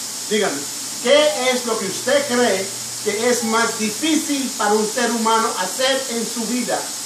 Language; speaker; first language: Spanish; early bilingual, heritage; Spanish